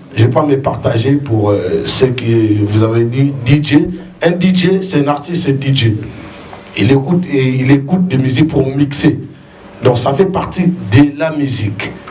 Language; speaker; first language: French; non-native, local second language; Lingala